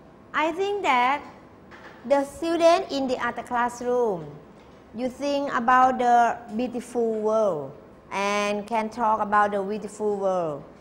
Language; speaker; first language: English; non-native, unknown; Thai